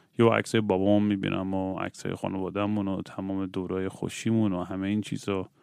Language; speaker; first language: Persian; native; Persian